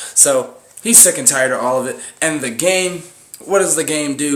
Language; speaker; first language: English; native; English